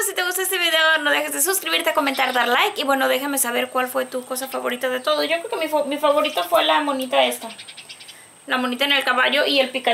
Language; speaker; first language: Spanish; native; Spanish